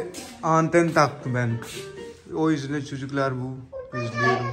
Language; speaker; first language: Turkish; non-native, learner; Urdu